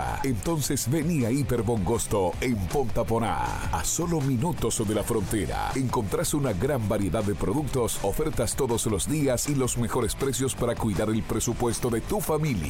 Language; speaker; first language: Spanish; native; Spanish